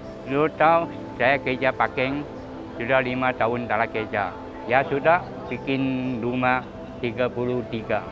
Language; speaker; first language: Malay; non-native, local second language; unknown